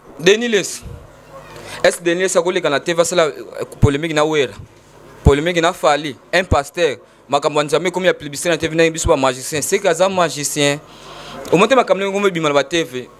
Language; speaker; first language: Lingala; non-native, local second language; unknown